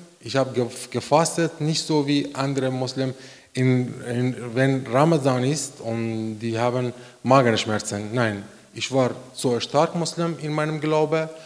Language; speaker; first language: German; non-native, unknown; Persian